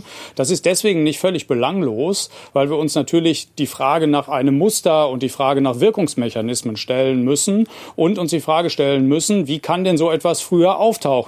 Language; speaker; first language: German; native; German